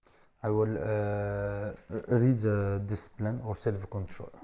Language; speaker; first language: English; non-native, fluent; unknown